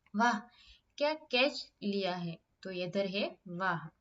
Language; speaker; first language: Hindi; non-native, local second language; Gujarati